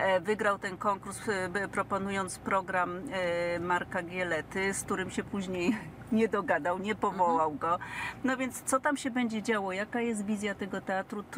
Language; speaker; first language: Polish; native; Polish